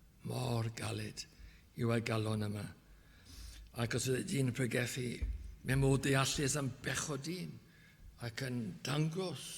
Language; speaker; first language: Welsh; native; Welsh